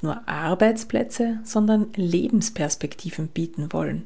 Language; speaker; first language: German; native; German